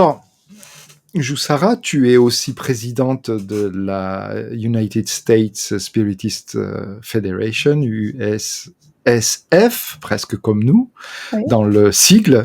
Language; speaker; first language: French; native; French